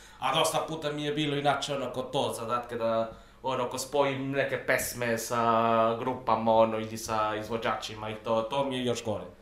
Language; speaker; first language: Serbian; non-native, fluent; Spanish